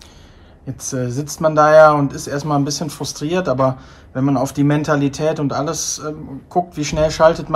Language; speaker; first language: German; native; German